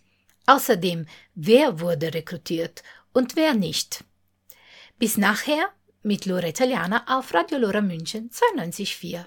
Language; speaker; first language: German; non-native, fluent; Italian